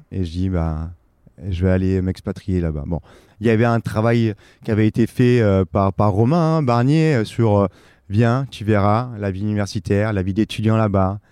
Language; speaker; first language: French; native; French